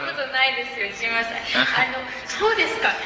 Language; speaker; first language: Japanese; native; Japanese